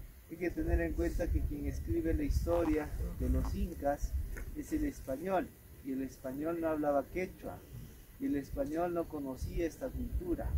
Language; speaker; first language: Spanish; native; Spanish